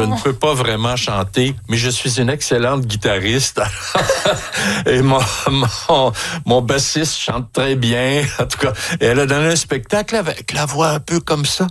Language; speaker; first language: French; native; French